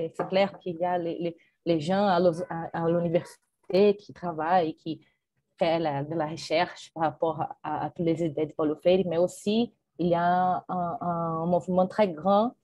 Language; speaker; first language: French; non-native, fluent; Portuguese